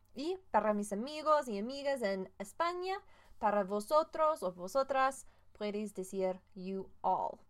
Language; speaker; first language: Spanish; non-native, fluent; English